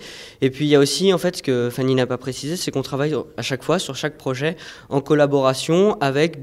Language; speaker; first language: French; native; French